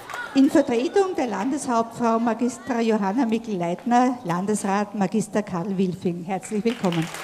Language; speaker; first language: German; native; German